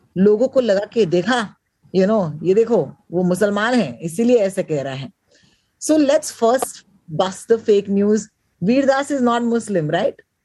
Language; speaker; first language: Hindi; native; Hindi